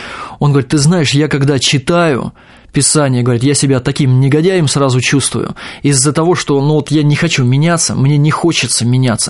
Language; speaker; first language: Russian; native; Russian